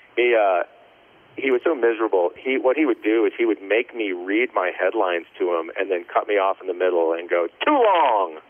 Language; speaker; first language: English; native; English